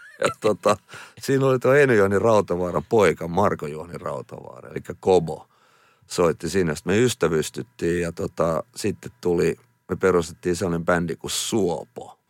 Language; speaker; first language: Finnish; native; Finnish